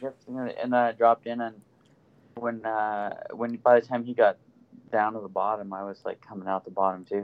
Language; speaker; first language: English; native; English